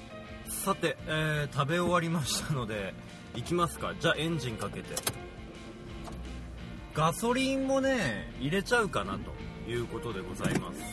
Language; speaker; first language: Japanese; native; Japanese